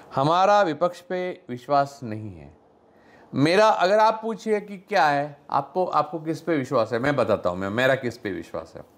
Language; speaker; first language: Hindi; non-native, local second language; Marathi